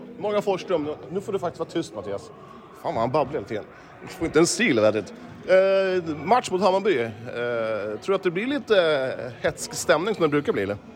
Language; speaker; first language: Swedish; native; Swedish